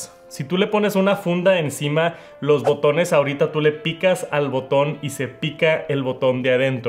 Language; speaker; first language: Spanish; native; Spanish